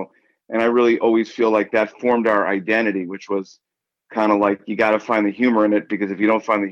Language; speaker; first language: English; native; English